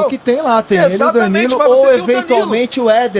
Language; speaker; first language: Portuguese; native; Portuguese